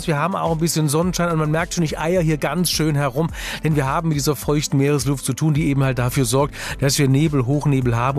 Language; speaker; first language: German; native; German